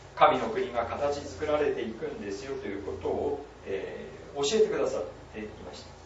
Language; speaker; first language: Japanese; native; Japanese